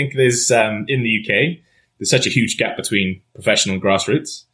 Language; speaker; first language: English; native; English